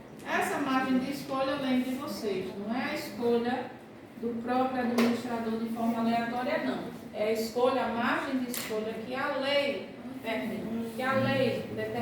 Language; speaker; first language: Portuguese; native; Portuguese